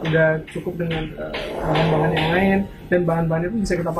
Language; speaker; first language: Indonesian; native; Indonesian